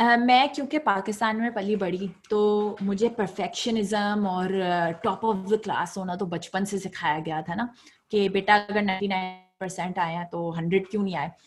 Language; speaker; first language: Urdu; native; Urdu